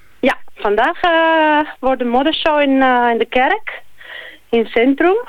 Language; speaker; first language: Dutch; non-native, learner; Italian